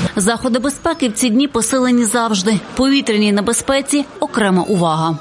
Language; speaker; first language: Ukrainian; native; Ukrainian